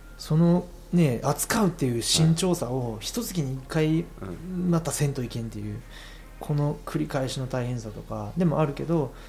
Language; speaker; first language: Japanese; native; Japanese